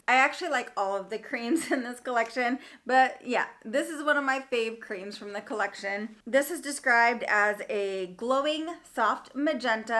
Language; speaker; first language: English; native; English